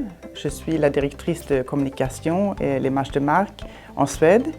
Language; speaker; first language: French; non-native, fluent; Swedish